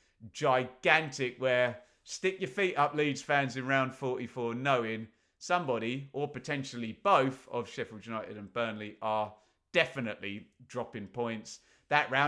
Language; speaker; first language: English; native; English